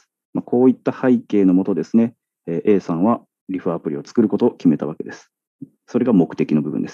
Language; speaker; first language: Japanese; native; Japanese